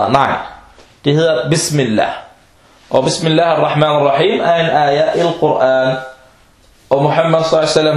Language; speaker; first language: Danish; non-native, fluent; Arabic